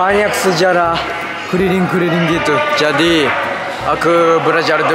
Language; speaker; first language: Indonesian; non-native, learner; Japanese